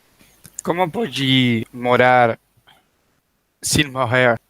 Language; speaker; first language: Portuguese; non-native, learner; Spanish